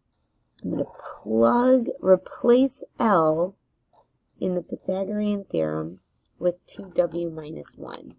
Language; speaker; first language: English; native; English